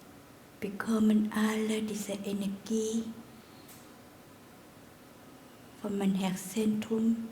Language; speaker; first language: German; non-native, fluent; Vietnamese